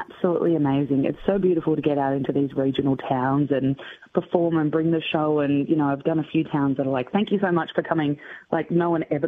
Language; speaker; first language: English; native; English